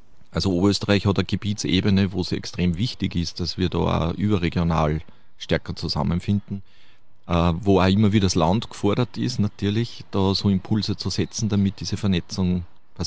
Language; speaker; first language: German; native; German